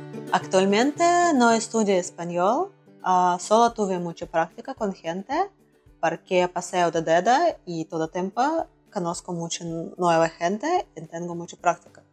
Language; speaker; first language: Spanish; non-native, learner; Russian